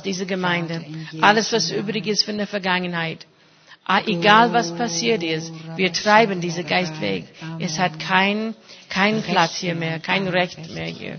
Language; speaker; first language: German; non-native, fluent; English